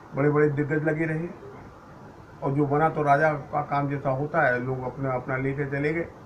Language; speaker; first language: Hindi; native; Hindi